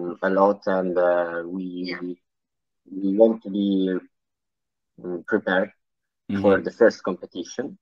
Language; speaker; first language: English; non-native, learner; Italian